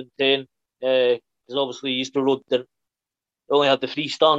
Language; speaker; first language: English; native; English